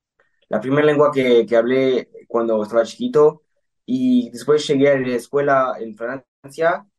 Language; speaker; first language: Spanish; early bilingual, heritage; Spanish